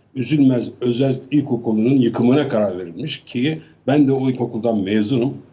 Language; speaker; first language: Turkish; native; Turkish